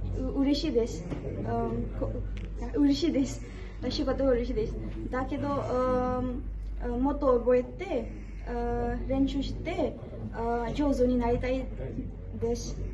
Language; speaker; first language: Japanese; non-native, learner; Garo